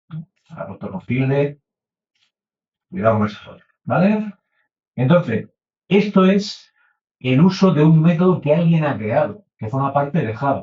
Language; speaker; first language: Spanish; native; Spanish